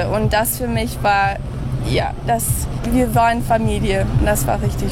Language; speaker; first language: German; early bilingual, heritage; English